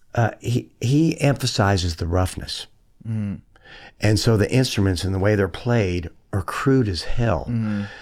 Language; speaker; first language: English; native; English